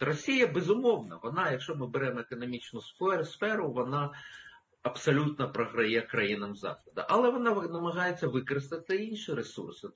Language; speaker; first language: Ukrainian; native; Ukrainian